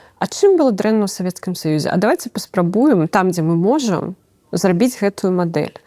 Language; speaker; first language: Belarusian; non-native, local second language; Russian